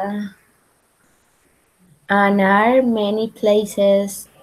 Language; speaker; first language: English; non-native, learner; Spanish